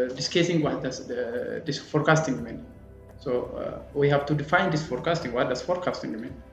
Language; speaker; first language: English; non-native, local second language; Amharic